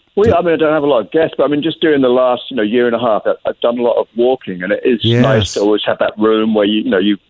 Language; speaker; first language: English; native; English